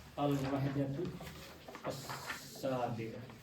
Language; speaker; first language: Arabic; non-native, learner; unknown